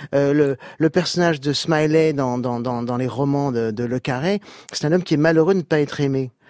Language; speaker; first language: French; native; French